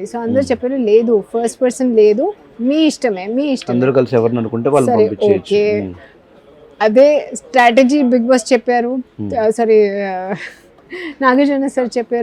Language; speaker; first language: Telugu; non-native, learner; Hindi